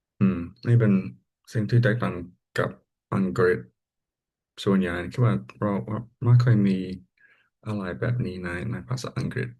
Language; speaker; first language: Thai; non-native, learner; English